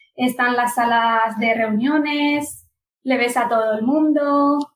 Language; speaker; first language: Spanish; non-native, fluent; Punjabi